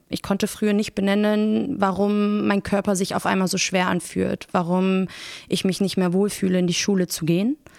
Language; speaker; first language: German; early bilingual, other home language; Persian